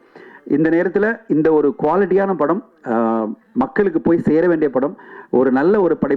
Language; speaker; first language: Tamil; native; Tamil